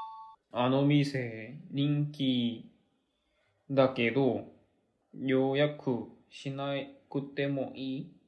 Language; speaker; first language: Japanese; non-native, learner; Korean